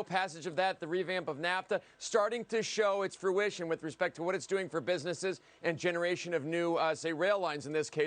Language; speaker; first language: English; native; English